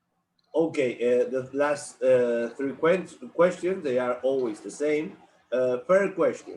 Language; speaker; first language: English; non-native, learner; Spanish